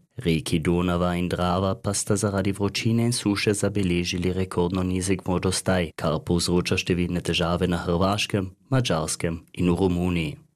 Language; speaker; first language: Slovenian; early bilingual, heritage; Slovenian